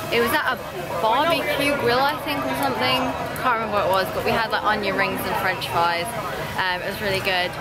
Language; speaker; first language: English; native; English